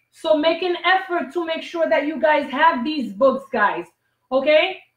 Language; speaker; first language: English; non-native, fluent; Haitian Creole